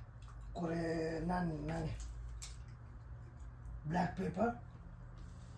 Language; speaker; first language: Japanese; non-native, learner; Nepali